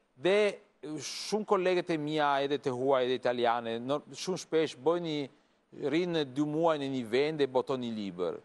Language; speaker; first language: Albanian; non-native, learner; Italian